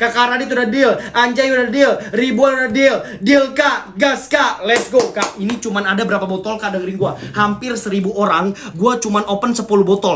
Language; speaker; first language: Indonesian; native; Indonesian